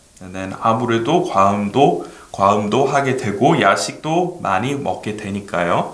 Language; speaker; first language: Korean; non-native, fluent; English